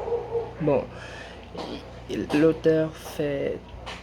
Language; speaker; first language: French; non-native, learner; Portuguese